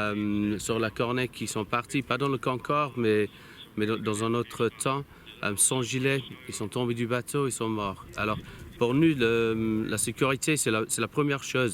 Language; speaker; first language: French; non-native, learner; English